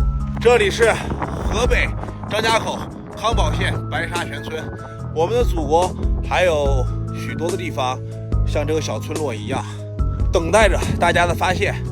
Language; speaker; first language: Chinese; native; Chinese